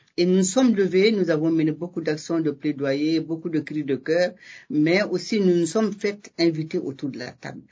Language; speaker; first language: French; non-native, local second language; Bambara